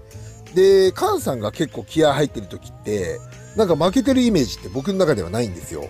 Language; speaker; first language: Japanese; native; Japanese